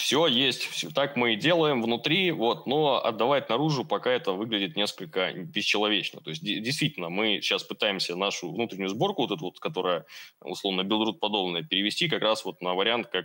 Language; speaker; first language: Russian; native; Russian